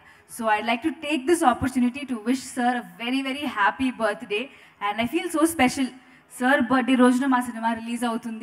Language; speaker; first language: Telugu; non-native, fluent; Tamil